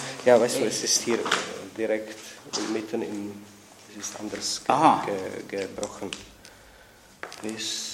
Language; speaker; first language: German; non-native, fluent; Czech